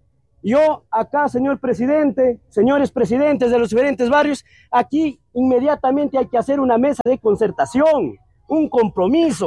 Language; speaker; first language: Spanish; native; Spanish